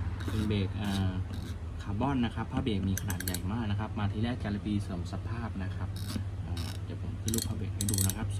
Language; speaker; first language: Thai; native; Thai